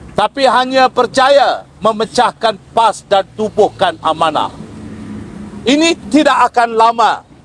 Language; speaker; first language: Malay; non-native, local second language; Tamil